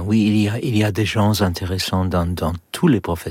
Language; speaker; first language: French; non-native, learner; English